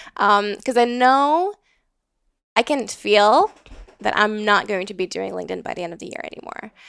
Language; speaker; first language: English; non-native, fluent; Latvian